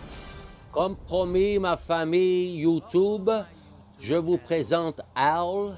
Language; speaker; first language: French; non-native, fluent; English